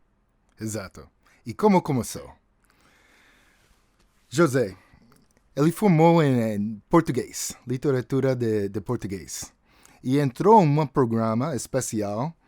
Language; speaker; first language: Portuguese; non-native, fluent; English